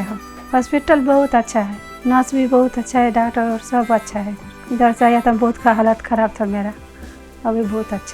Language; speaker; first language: Hindi; non-native, local second language; Bangla